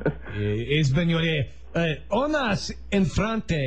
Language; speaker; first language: Spanish; non-native, learner; English